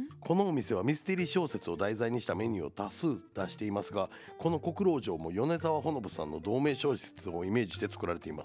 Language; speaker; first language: Japanese; native; Japanese